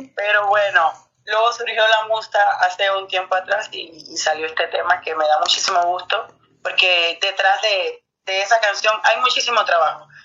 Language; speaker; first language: Spanish; native; Spanish